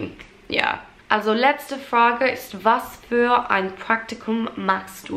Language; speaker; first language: German; non-native, fluent; English